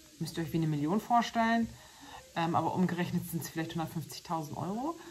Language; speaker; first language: German; early bilingual, other home language; Turkish